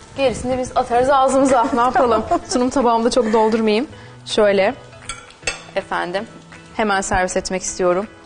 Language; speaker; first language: Turkish; native; Turkish